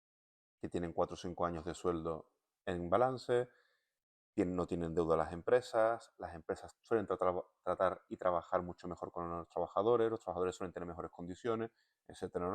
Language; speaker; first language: Spanish; native; Spanish